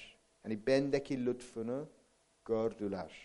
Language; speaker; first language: Turkish; non-native, fluent; English